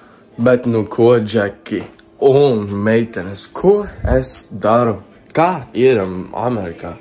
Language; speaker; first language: Latvian; early bilingual, heritage; English